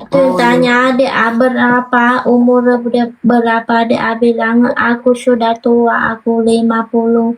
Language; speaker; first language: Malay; non-native, learner; Vietnamese